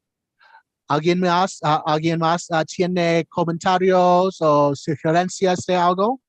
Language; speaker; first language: Spanish; non-native, learner; English